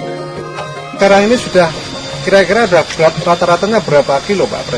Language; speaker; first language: Indonesian; native; Indonesian